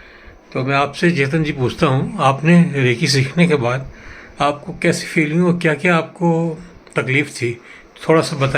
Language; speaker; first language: Hindi; native; Hindi